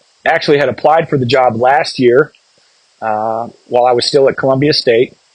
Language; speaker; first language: English; native; English